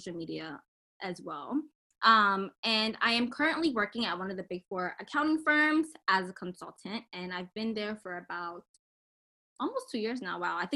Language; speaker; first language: English; non-native, local second language; French